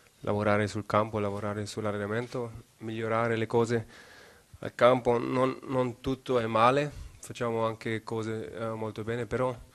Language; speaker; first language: Italian; non-native, learner; German